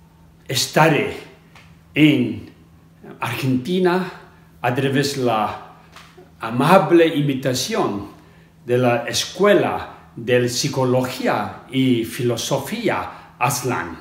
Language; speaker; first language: Spanish; non-native, fluent; Tibetan